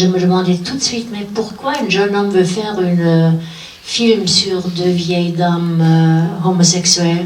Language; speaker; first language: French; non-native, fluent; German